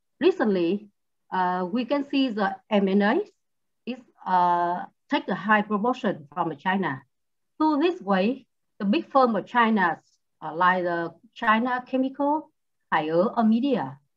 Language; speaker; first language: English; non-native, learner; Vietnamese